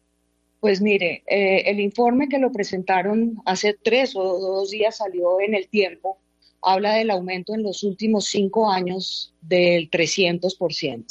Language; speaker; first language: Spanish; native; Spanish